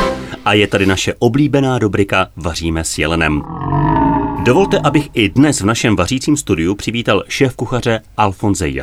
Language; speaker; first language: Czech; native; Czech